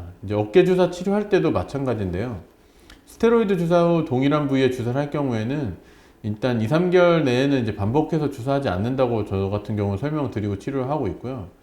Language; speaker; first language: Korean; native; Korean